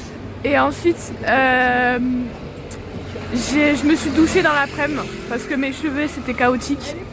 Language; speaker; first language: French; native; French